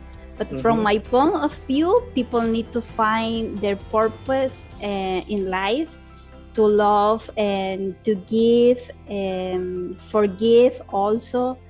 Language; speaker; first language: English; non-native, learner; Spanish